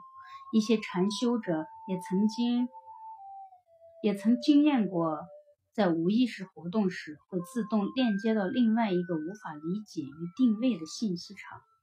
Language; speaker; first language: Chinese; native; Chinese